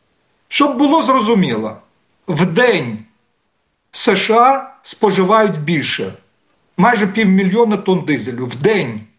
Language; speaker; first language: Ukrainian; native; Ukrainian